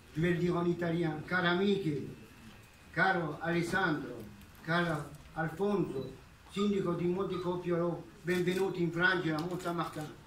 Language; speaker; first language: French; early bilingual, other home language; Italian